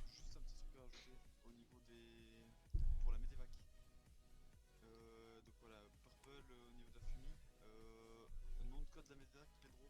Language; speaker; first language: French; native; French